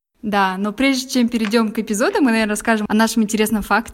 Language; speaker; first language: Russian; native; Russian